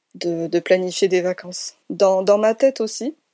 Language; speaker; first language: French; native; French